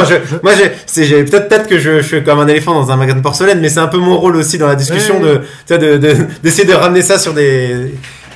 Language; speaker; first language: French; native; French